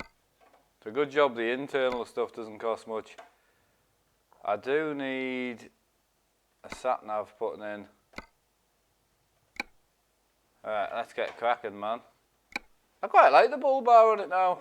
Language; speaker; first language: English; native; English